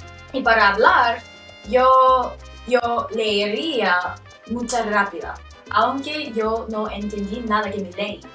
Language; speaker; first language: Spanish; non-native, learner; English